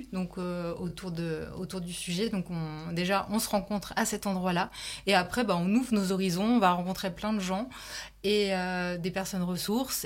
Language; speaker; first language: French; native; French